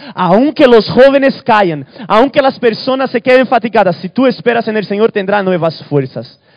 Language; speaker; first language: Spanish; early bilingual, other home language; Portuguese